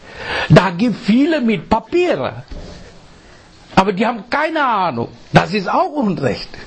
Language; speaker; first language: German; non-native, fluent; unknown